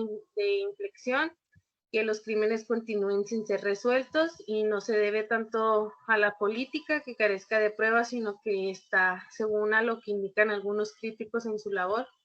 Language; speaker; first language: Spanish; native; Spanish